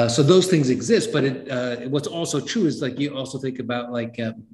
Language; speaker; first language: English; native; English